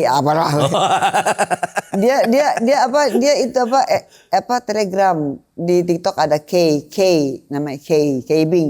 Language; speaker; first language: Indonesian; native; Indonesian